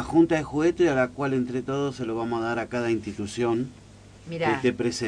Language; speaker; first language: Spanish; native; Spanish